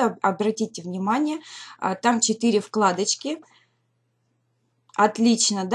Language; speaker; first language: Russian; native; Russian